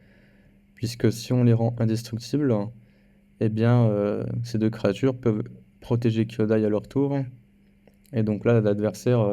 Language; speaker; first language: French; native; French